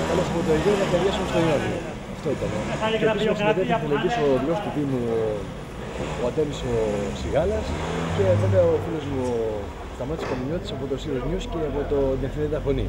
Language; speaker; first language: Greek; native; Greek